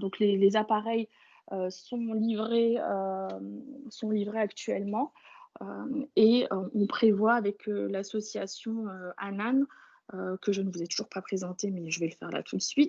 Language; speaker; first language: French; native; French